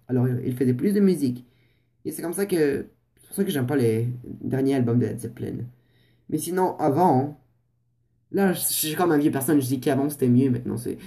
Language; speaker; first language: French; non-native, fluent; Russian